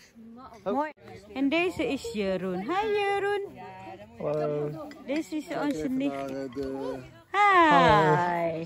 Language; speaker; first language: Dutch; non-native, learner; Indonesian